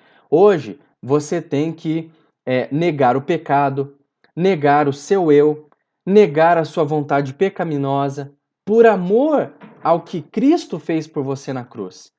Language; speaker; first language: Portuguese; native; Portuguese